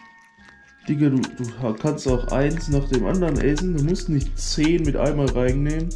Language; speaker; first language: German; native; German